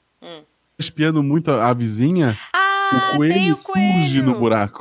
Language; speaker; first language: Portuguese; native; Portuguese